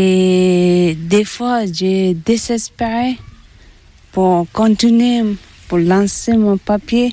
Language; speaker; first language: French; non-native, learner; Tibetan